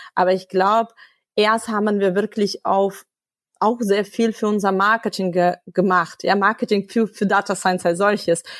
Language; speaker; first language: German; non-native, fluent; Russian